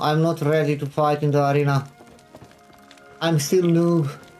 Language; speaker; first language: English; non-native, fluent; Romanian